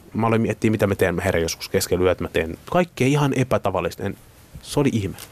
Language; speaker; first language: Finnish; early bilingual, other home language; Somali